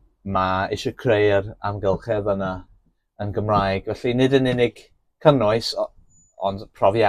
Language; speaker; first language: Welsh; non-native, local second language; English